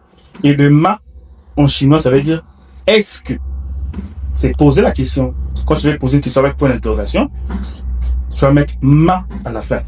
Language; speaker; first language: French; non-native, fluent; Chinese